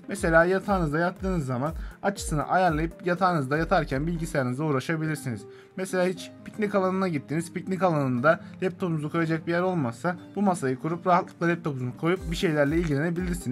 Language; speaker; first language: Turkish; native; Turkish